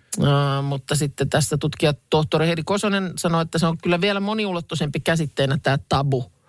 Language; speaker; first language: Finnish; native; Finnish